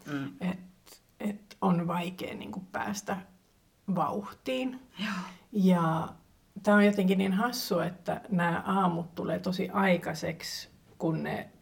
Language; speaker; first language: Finnish; non-native, local second language; Swedish